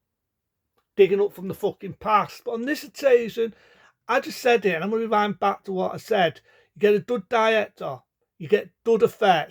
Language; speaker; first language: English; native; English